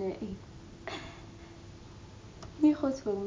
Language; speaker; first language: Dutch; non-native, learner; Arabic